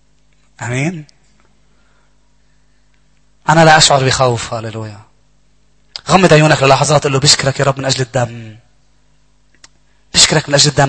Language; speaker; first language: Arabic; native; Arabic